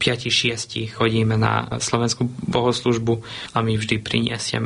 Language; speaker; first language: Slovak; non-native, local second language; Hungarian